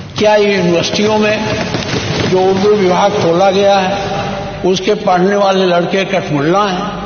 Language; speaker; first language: Hindi; native; Hindi